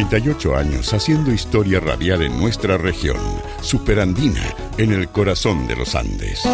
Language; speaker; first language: Spanish; native; Spanish